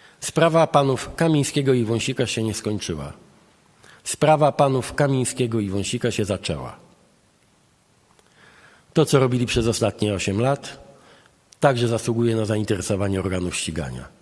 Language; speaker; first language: Polish; native; Polish